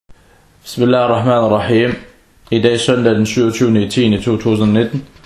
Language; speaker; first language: Danish; early bilingual, other home language; Arabic